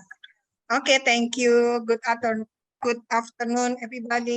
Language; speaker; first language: English; non-native, fluent; Indonesian